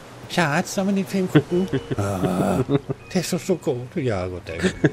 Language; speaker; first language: German; native; German